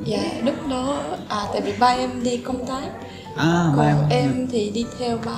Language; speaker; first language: Vietnamese; non-native, fluent; Japanese